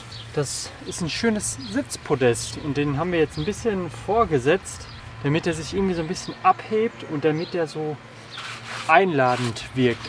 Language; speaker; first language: German; native; German